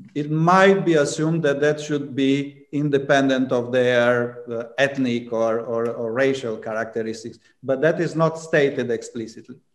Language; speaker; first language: English; non-native, fluent; Romanian